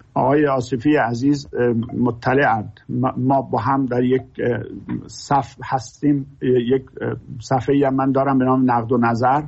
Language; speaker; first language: Persian; native; Persian